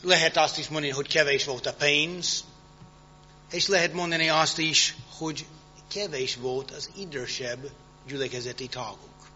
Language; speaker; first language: Hungarian; non-native, fluent; English